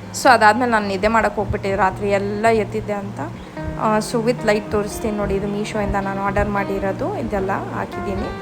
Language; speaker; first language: Kannada; non-native, local second language; Malayalam